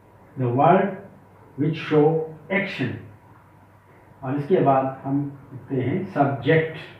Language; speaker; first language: Urdu; native; Urdu